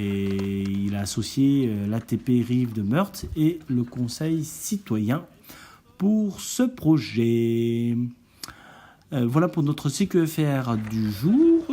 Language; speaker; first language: French; native; French